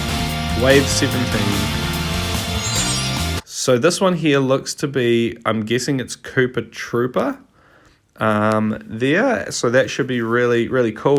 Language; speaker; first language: English; native; English